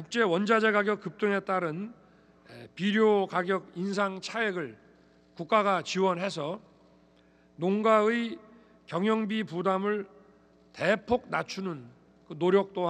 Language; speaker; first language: Korean; native; Korean